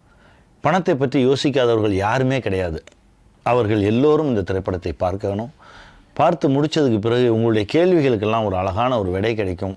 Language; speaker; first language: Tamil; native; Tamil